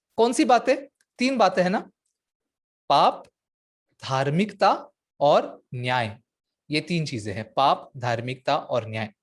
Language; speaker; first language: Hindi; non-native, local second language; Marathi